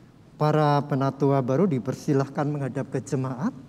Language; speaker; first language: Indonesian; native; Indonesian